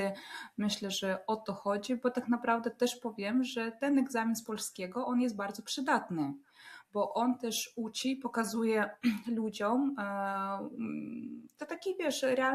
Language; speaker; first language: Polish; non-native, fluent; Russian